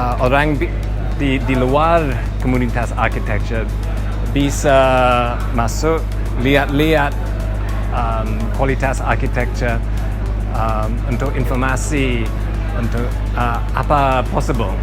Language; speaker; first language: Indonesian; non-native, learner; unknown